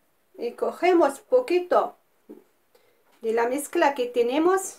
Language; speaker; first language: Spanish; non-native, fluent; Arabic